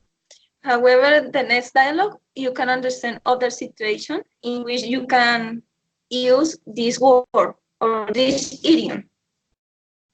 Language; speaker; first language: English; non-native, learner; Spanish